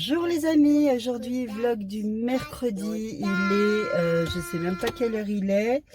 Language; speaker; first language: French; native; French